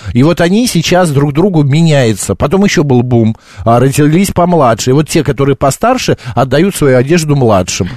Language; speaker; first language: Russian; native; Russian